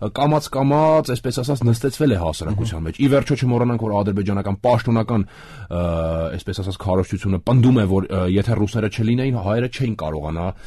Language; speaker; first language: Armenian; native; Armenian